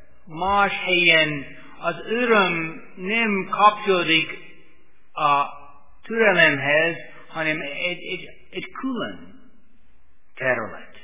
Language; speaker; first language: Hungarian; non-native, fluent; English